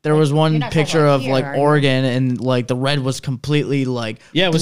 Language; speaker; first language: English; native; English